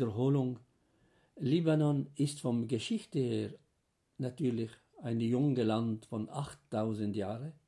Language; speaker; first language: German; non-native, fluent; Arabic